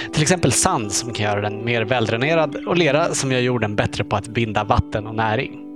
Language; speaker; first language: Swedish; native; Swedish